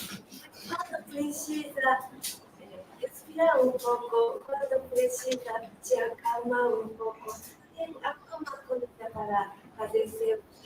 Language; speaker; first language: Portuguese; non-native, learner; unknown